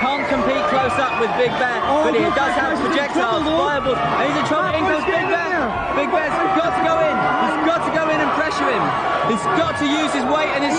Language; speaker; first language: English; native; English